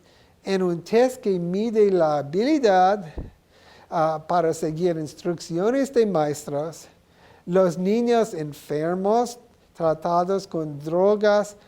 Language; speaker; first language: Spanish; non-native, learner; English